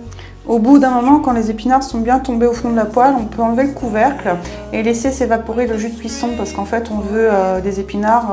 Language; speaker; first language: French; native; French